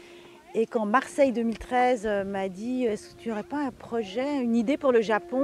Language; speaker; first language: French; native; French